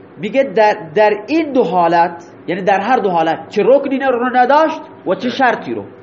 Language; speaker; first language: Persian; non-native, local second language; Baluchi